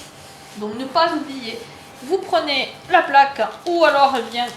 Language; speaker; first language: French; native; French